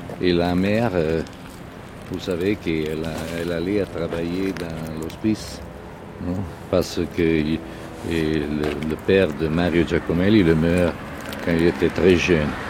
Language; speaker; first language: French; non-native, learner; Italian